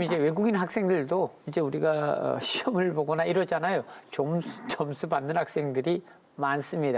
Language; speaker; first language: Korean; native; Korean